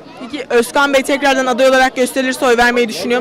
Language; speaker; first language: Turkish; native; Turkish